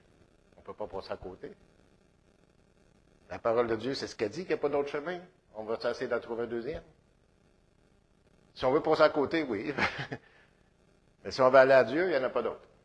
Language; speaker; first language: French; native; French